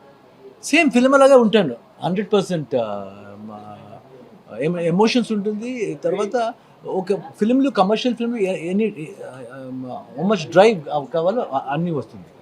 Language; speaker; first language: Telugu; non-native, learner; Kannada